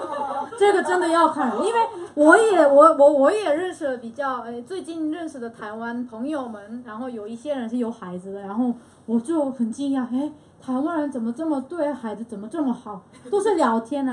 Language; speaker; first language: Chinese; non-native, fluent; Korean